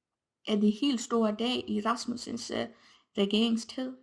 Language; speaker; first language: Danish; non-native, fluent; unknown